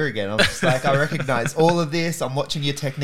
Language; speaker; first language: English; native; English